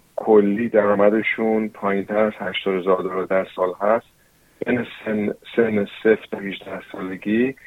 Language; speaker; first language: Persian; early bilingual, heritage; Persian